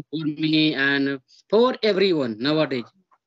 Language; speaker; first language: English; non-native, learner; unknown